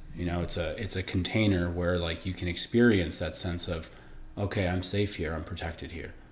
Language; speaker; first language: English; early bilingual, other home language; Italian